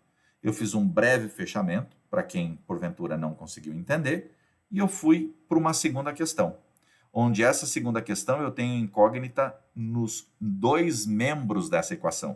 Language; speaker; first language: Portuguese; native; Portuguese